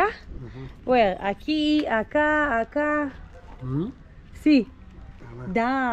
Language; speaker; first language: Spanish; non-native, learner; Hebrew